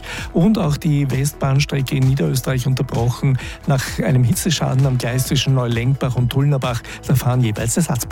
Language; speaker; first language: German; native; German